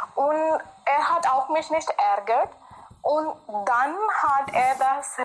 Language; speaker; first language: German; non-native, fluent; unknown